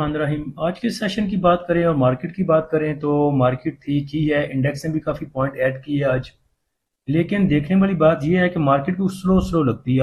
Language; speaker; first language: Hindi; native; Hindi